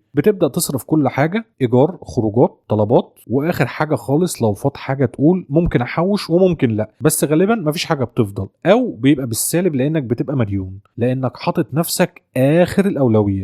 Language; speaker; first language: Arabic; native; Arabic